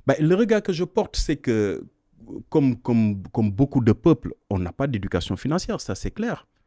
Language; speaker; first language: French; non-native, local second language; Wolof